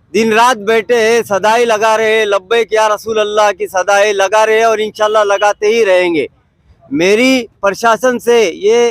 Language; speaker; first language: Hindi; non-native, local second language; Urdu